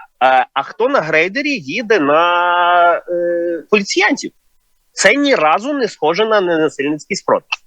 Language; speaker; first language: Ukrainian; native; Ukrainian